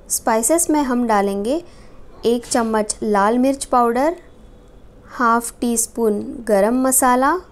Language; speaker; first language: Hindi; non-native, local second language; Marathi